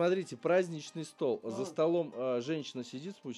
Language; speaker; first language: Russian; native; Russian